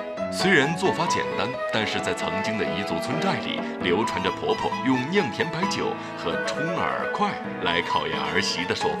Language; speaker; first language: Chinese; native; Chinese